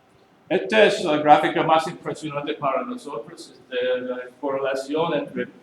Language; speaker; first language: Spanish; non-native, learner; English